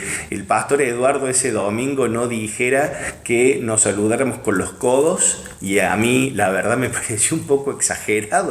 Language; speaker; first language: Spanish; native; Spanish